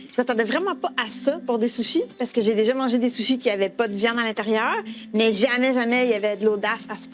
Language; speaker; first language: French; native; French